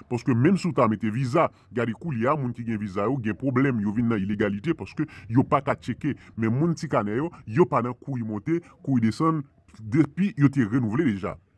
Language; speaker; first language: Haitian Creole; non-native, fluent; Spanish